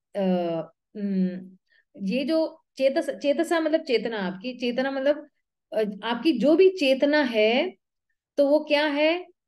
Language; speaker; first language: Hindi; native; Hindi